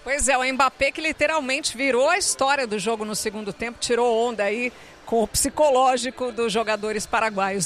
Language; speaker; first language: Portuguese; native; Portuguese